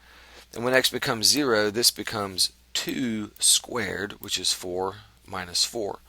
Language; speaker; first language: English; native; English